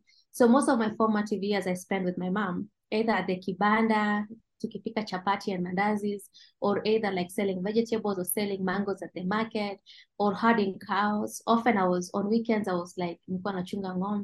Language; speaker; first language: English; non-native, local second language; Kalenjin